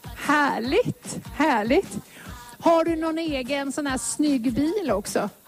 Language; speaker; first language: Swedish; native; Swedish